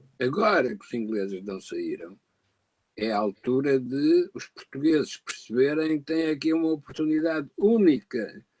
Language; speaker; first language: Portuguese; native; Portuguese